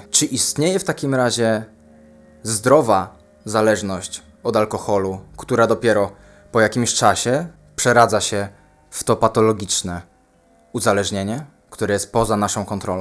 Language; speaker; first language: Polish; native; Polish